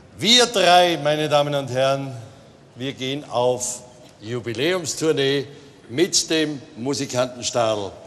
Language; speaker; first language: German; native; German